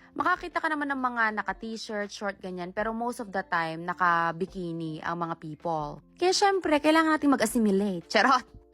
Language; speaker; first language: Filipino; native; Filipino